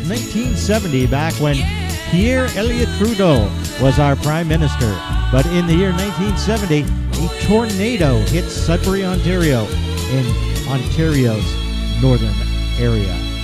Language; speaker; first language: English; native; English